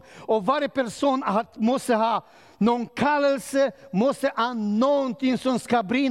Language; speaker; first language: Swedish; non-native, learner; Romanian